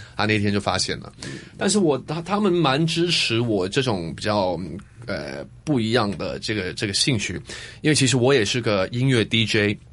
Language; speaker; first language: Chinese; non-native, fluent; Cantonese